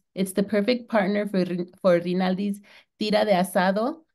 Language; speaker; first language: English; native; English